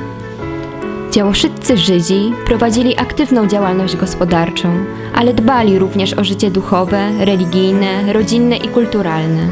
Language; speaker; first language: Polish; native; Polish